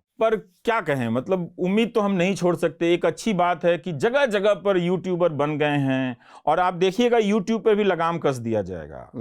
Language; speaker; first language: Hindi; non-native, local second language; Bhojpuri